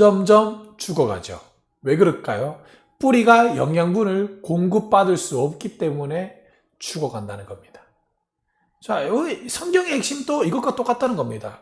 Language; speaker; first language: Korean; native; Korean